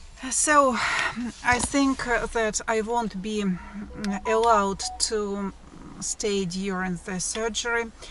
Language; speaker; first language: English; non-native, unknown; Russian